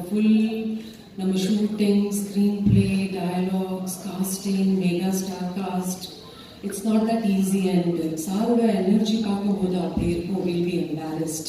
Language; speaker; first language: Tamil; non-native, fluent; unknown